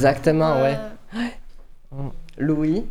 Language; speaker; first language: French; native; French